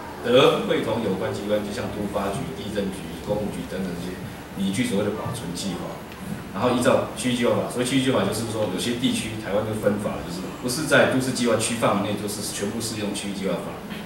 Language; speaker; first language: Chinese; native; Chinese